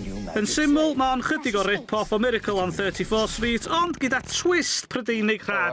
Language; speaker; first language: Welsh; native; Welsh